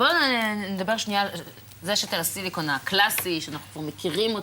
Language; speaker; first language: Hebrew; native; Hebrew